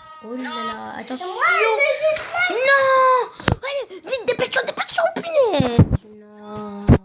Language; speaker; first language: French; native; French